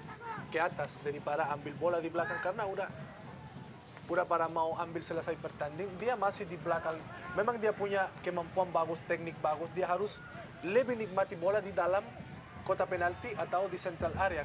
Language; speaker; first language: Indonesian; non-native, fluent; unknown